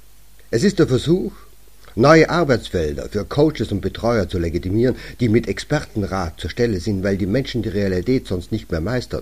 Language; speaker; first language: German; native; German